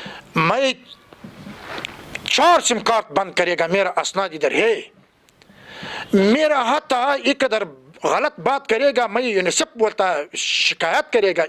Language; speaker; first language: Hindi; non-native, learner; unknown